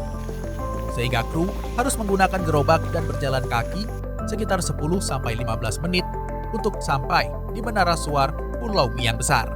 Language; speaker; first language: Indonesian; native; Indonesian